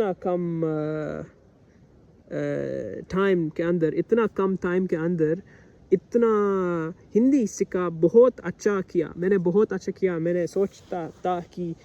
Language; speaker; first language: Hindi; non-native, learner; English